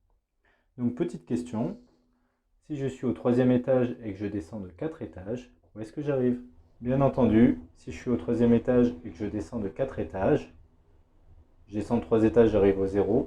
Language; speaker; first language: French; native; French